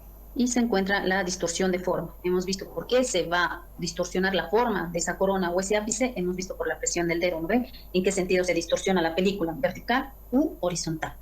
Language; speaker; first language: Spanish; native; Spanish